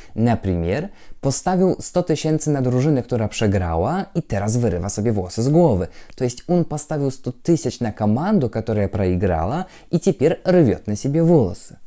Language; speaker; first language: Russian; non-native, fluent; Polish